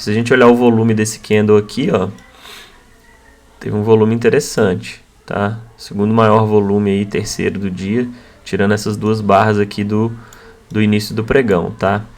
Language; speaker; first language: Portuguese; native; Portuguese